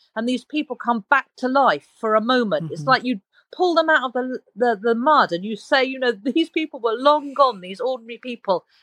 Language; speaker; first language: English; native; English